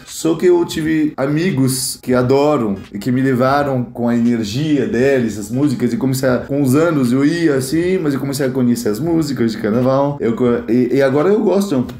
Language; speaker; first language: Portuguese; non-native, fluent; French